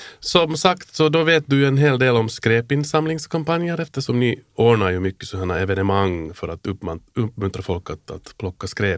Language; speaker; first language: Swedish; native; Swedish